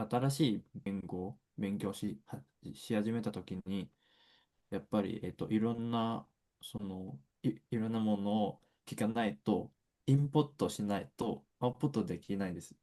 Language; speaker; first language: Japanese; non-native, fluent; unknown